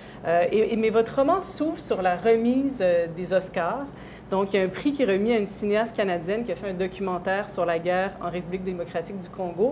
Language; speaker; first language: French; native; French